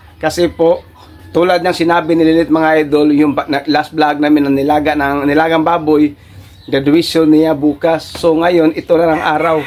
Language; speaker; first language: Filipino; non-native, local second language; Cebuano